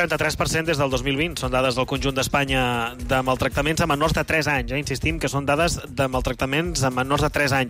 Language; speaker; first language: Catalan; native; Catalan